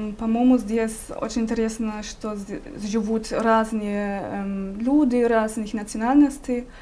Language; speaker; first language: Russian; non-native, learner; German